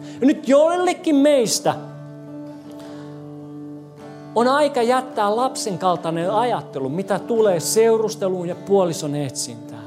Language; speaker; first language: Finnish; non-native, fluent; English